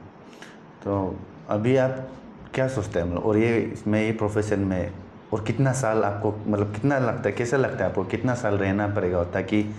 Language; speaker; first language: Hindi; non-native, local second language; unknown